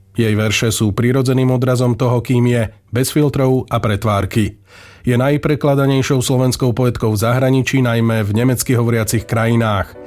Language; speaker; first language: Slovak; native; Slovak